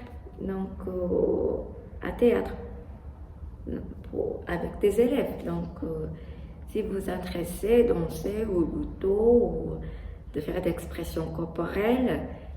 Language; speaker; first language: French; non-native, learner; Japanese